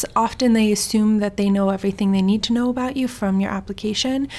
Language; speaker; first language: English; early bilingual, heritage; Swedish